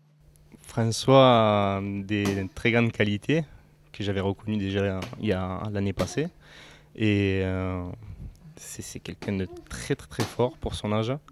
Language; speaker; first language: French; native; French